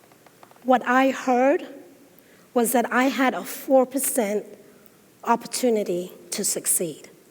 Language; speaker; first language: English; native; English